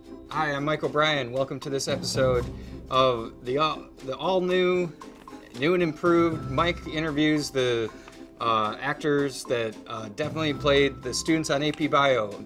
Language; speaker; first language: English; native; English